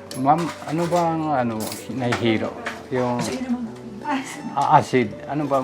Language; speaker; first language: Filipino; non-native, learner; Japanese